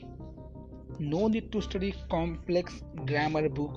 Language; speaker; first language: English; non-native, local second language; Marathi